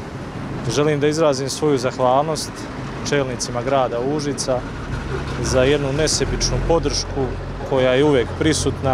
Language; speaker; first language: Serbian; native; Serbian